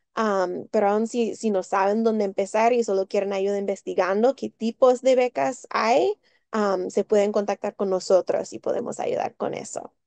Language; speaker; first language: Spanish; early bilingual, heritage; Spanish